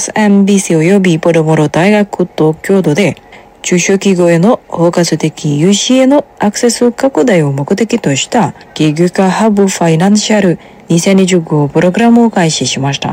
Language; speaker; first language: Japanese; non-native, fluent; Indonesian